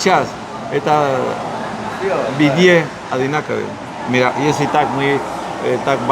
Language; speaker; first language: Russian; non-native, learner; Spanish